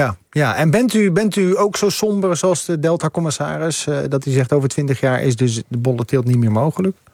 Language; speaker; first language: Dutch; native; Dutch